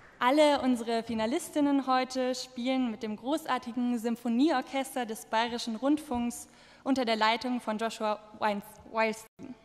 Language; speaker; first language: German; native; German